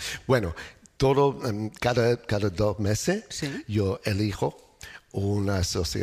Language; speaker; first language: Spanish; non-native, learner; English